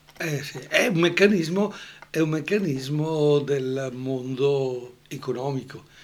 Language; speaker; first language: Italian; native; Italian